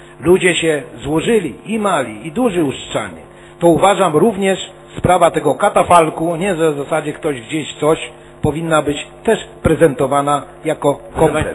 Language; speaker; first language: Polish; native; Polish